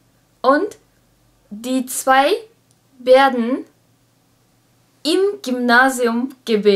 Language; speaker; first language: German; non-native, learner; Japanese